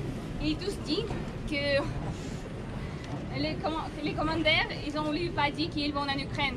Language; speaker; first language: French; non-native, learner; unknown